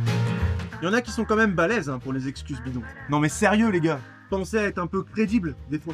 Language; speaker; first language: French; native; French